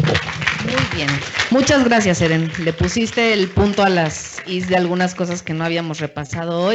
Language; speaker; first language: Spanish; native; Spanish